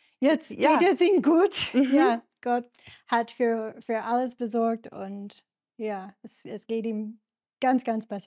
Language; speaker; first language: German; non-native, learner; English